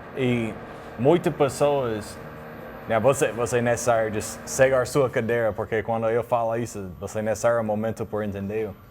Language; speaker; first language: Portuguese; non-native, learner; English